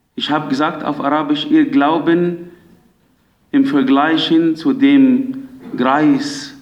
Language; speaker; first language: German; non-native, fluent; Arabic